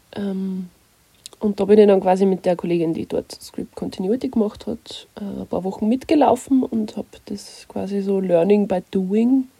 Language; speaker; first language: German; native; German